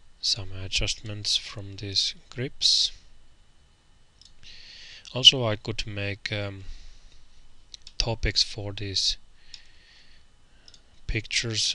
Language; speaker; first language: English; non-native, fluent; Finnish